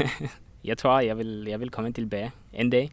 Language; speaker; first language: Danish; non-native, learner; Estonian